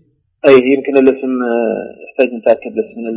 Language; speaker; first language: Arabic; native; Arabic